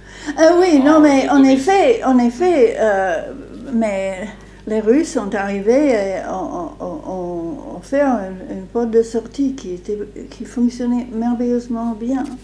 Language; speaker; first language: French; non-native, fluent; English